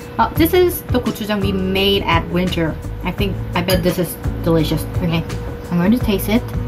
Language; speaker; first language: English; non-native, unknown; Korean